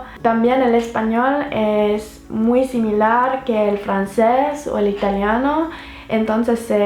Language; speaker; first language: Spanish; non-native, learner; French